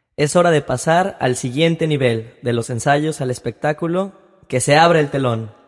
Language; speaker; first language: Spanish; native; Spanish